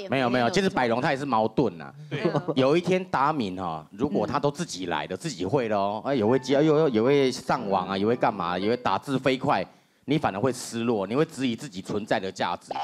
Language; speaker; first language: Chinese; native; Chinese